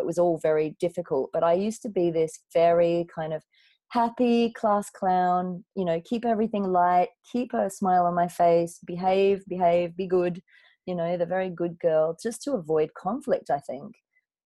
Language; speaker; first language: English; native; English